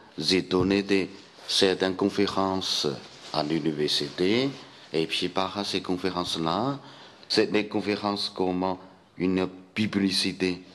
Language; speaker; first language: French; non-native, fluent; Chinese